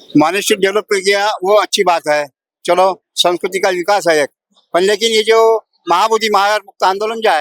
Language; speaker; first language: Hindi; non-native, local second language; Marathi